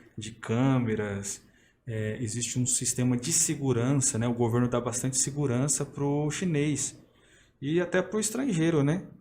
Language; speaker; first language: Portuguese; native; Portuguese